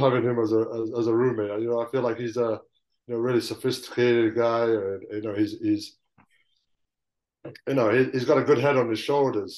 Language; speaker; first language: English; native; English